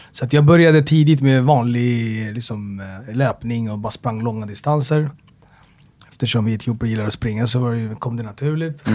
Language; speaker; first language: Swedish; early bilingual, other home language; Amharic